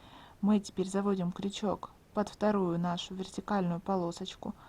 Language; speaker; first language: Russian; native; Russian